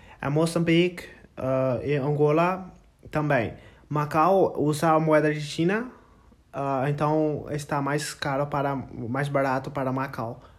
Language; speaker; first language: Portuguese; non-native, learner; English